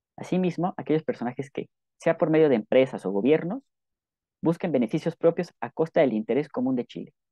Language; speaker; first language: Spanish; native; Spanish